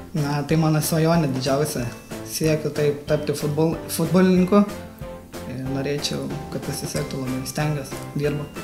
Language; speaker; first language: Lithuanian; early bilingual, other home language; Russian